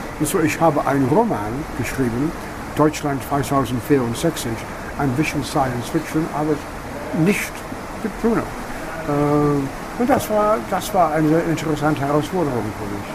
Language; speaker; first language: German; non-native, learner; English